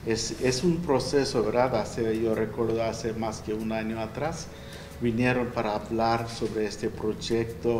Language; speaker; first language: Spanish; non-native, fluent; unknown